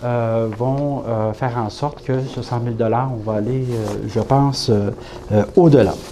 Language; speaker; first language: French; native; French